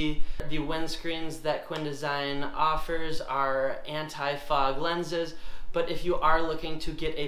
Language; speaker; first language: English; native; English